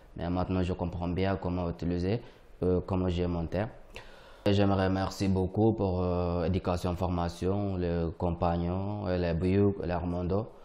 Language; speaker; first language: French; non-native, learner; Arabic